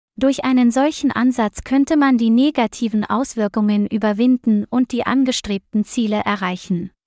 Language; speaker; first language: German; non-native, learner; Vietnamese